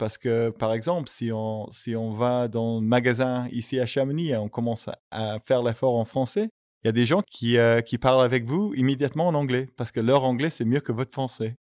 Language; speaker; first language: French; non-native, fluent; English